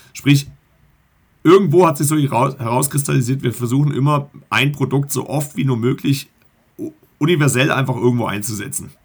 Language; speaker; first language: German; native; German